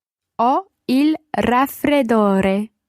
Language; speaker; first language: Italian; non-native, learner; English